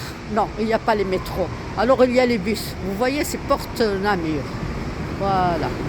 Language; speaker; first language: French; non-native, local second language; Arabic